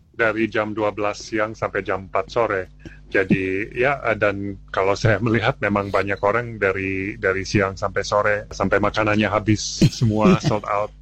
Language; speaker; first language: Indonesian; non-native, fluent; English